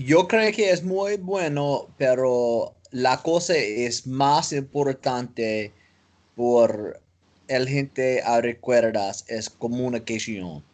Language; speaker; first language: Spanish; non-native, learner; English